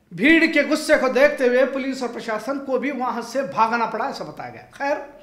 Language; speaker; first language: Hindi; non-native, local second language; Urdu